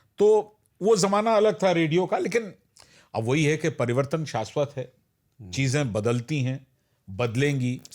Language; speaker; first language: Hindi; non-native, local second language; Bangla